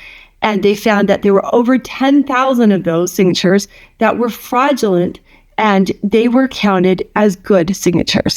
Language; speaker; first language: English; native; English